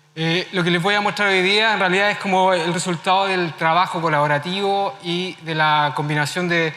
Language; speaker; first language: Spanish; native; Spanish